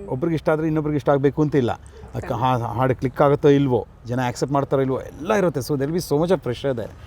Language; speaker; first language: Kannada; non-native, local second language; Malayalam